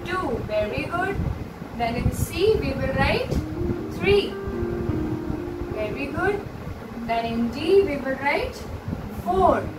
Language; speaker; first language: English; non-native, local second language; Hindi